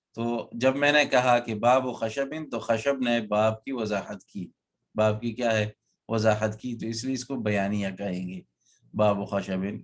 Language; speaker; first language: Urdu; non-native, local second language; Pashto